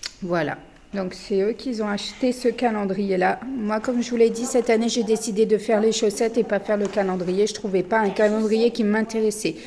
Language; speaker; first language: French; native; French